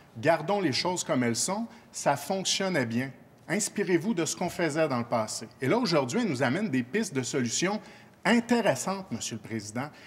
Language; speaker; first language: French; native; French